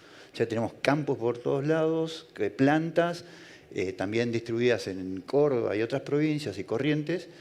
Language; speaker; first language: Spanish; native; Spanish